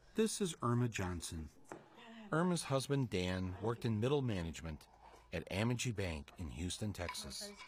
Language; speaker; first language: English; native; English